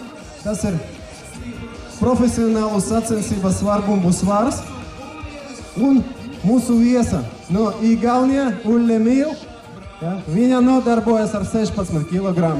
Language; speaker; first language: Latvian; non-native, local second language; Russian